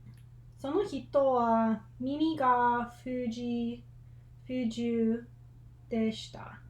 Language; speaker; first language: Japanese; non-native, learner; English